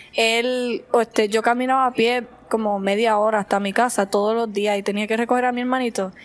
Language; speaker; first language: Spanish; native; Spanish